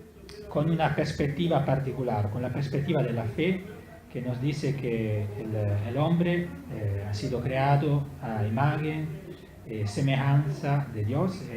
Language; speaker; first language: Spanish; non-native, fluent; Italian